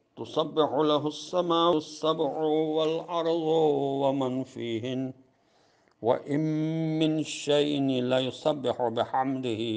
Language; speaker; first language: Arabic; non-native, fluent; Urdu